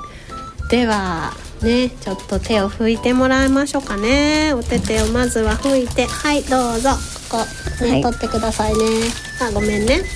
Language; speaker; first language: Japanese; native; Japanese